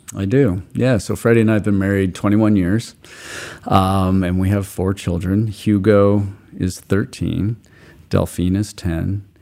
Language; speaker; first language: English; native; English